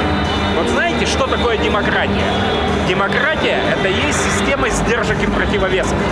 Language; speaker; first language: Russian; native; Russian